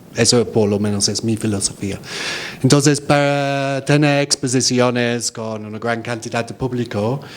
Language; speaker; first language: Spanish; non-native, fluent; English